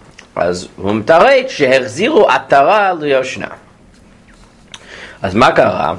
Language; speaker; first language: Hebrew; non-native, fluent; English